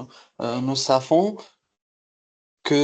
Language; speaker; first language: French; non-native, local second language; Arabic